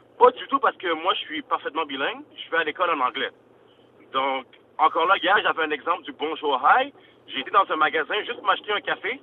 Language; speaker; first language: French; native; French